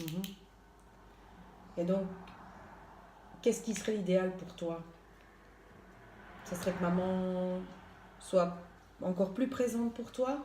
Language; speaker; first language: French; native; French